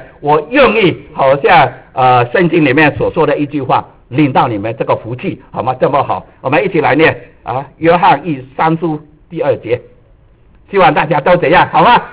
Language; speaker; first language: Chinese; native; Chinese